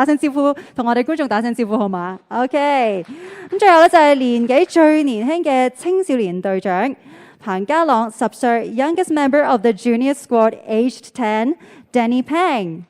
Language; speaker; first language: Cantonese; native; Cantonese